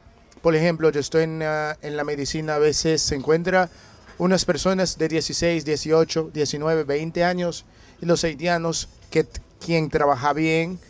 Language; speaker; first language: Spanish; non-native, fluent; Haitian Creole